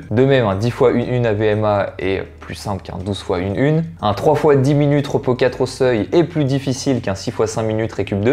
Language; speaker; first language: French; native; French